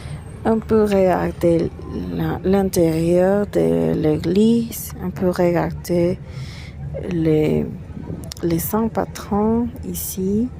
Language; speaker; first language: French; non-native, learner; Spanish